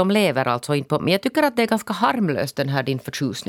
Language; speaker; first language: Swedish; native; Swedish